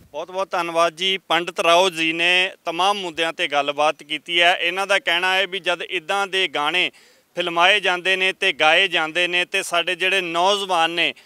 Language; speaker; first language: Punjabi; native; Punjabi